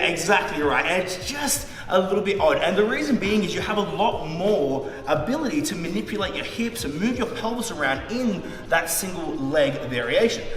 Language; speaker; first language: English; native; English